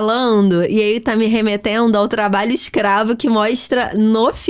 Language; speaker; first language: Portuguese; native; Portuguese